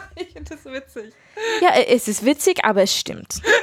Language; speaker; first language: German; non-native, learner; English